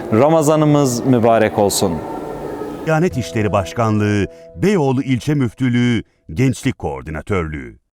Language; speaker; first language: Turkish; native; Turkish